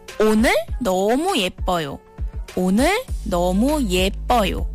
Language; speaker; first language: Korean; non-native, fluent; Malay